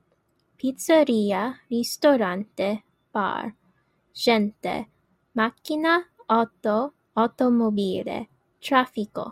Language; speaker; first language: Italian; non-native, learner; English